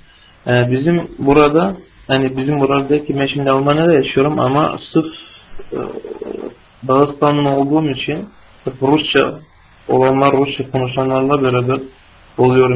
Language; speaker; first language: Turkish; non-native, fluent; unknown